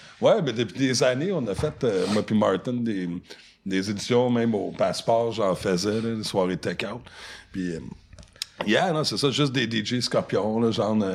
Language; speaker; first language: French; non-native, local second language; English